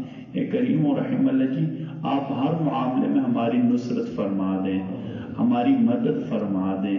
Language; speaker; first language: Urdu; native; Urdu